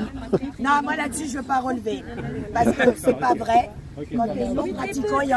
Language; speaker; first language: French; native; French